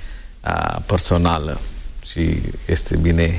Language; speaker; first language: Romanian; non-native, learner; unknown